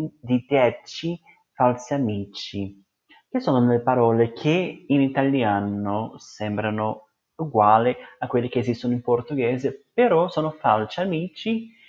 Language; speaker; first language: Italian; non-native, learner; Portuguese